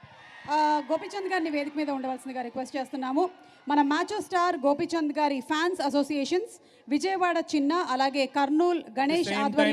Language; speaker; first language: Telugu; native; Telugu